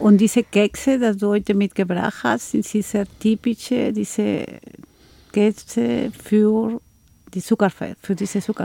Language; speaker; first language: German; non-native, learner; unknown